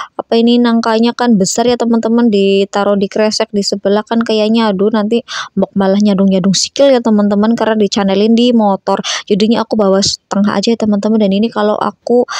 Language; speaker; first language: Indonesian; native; Indonesian